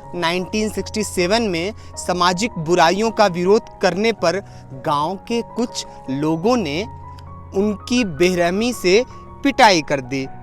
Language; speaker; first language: Hindi; native; Hindi